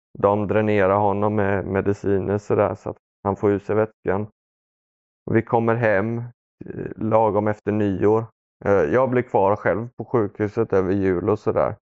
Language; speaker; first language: Swedish; early bilingual, other home language; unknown